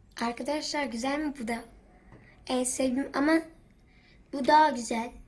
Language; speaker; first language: Turkish; native; Turkish